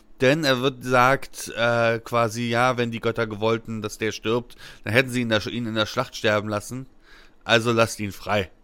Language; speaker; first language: German; native; German